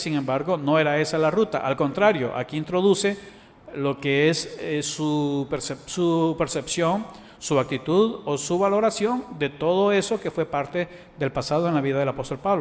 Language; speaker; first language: Spanish; native; Spanish